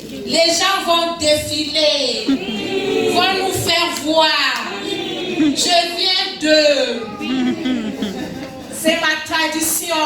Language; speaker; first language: French; non-native, learner; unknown